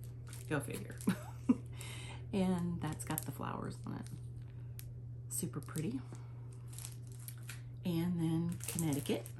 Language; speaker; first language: English; native; English